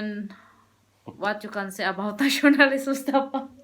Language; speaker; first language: English; non-native, learner; Filipino